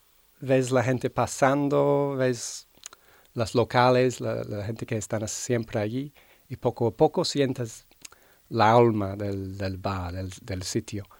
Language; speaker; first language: Spanish; non-native, fluent; English